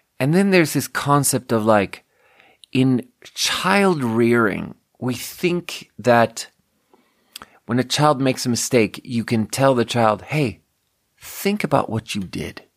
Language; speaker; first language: English; native; English